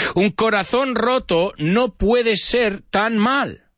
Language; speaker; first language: Spanish; non-native, fluent; English